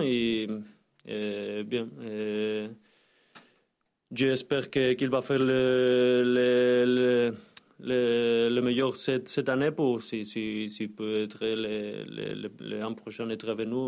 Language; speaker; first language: French; non-native, learner; Spanish